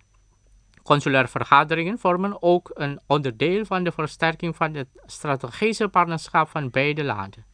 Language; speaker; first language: Dutch; non-native, learner; Indonesian